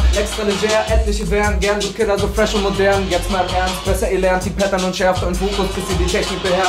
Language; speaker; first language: German; native; German